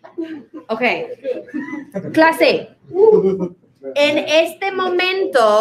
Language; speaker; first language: Spanish; non-native, fluent; English